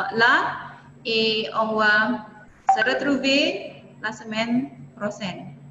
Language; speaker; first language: French; non-native, fluent; Indonesian